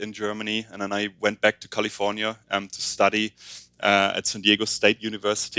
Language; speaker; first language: English; non-native, fluent; German